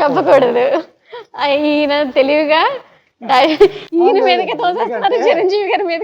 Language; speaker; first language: Telugu; native; Telugu